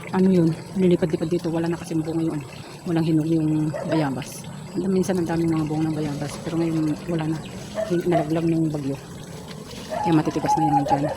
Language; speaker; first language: Filipino; non-native, local second language; Iloko